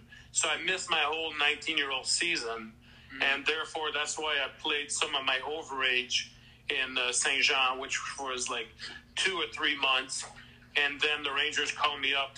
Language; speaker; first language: English; non-native, fluent; French